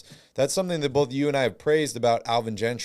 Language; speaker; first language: English; native; English